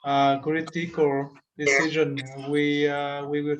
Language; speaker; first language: English; non-native, learner; Vietnamese